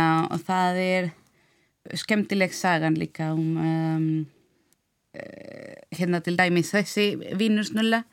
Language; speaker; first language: Icelandic; non-native, learner; Spanish